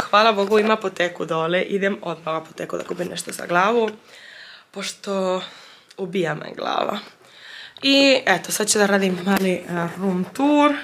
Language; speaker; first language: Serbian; early bilingual, heritage; Serbian